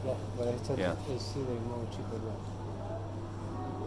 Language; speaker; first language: English; non-native, learner; Spanish